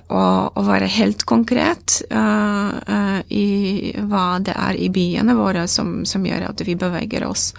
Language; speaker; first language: Norwegian; non-native, fluent; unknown